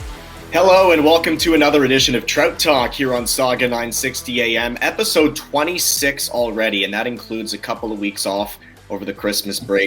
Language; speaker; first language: English; native; English